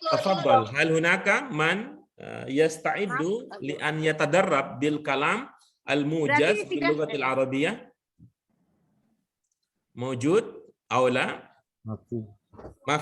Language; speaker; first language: Arabic; non-native, fluent; Indonesian